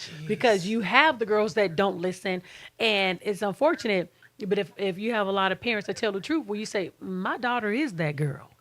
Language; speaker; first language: English; native; English